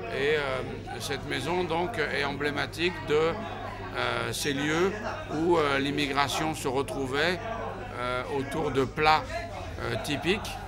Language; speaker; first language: French; early bilingual, other home language; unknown